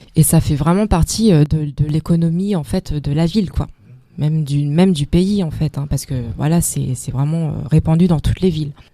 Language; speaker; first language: French; native; French